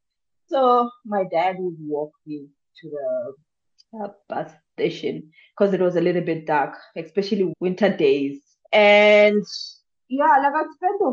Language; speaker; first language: English; non-native, local second language; Tsonga